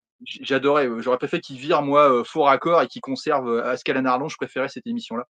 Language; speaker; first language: French; native; French